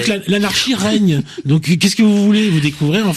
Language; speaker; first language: French; native; French